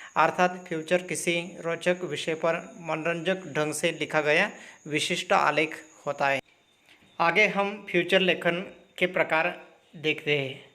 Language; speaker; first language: Hindi; non-native, local second language; Marathi